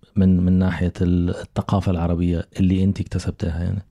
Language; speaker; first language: Arabic; non-native, local second language; Berber languages